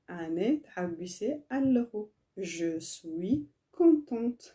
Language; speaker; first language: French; non-native, learner; Tigrinya